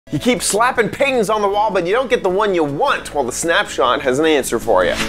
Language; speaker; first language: English; native; English